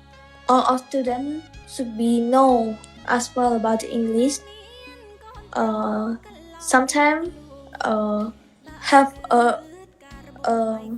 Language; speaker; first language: English; non-native, learner; Khmer